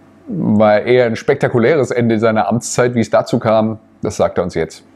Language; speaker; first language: German; native; German